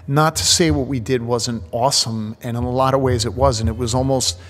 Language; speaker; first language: English; native; English